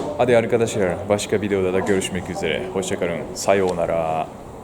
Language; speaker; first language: Turkish; non-native, fluent; Japanese